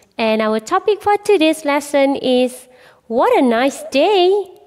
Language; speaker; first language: English; non-native, local second language; Malay